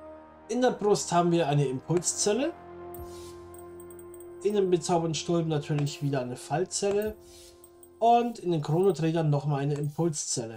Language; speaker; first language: German; native; German